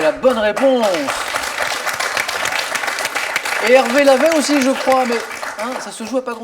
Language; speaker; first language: French; native; French